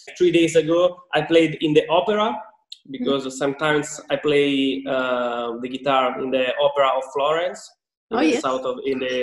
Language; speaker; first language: English; non-native, fluent; Italian